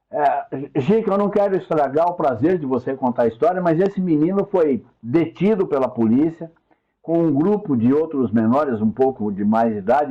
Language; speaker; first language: Portuguese; native; Portuguese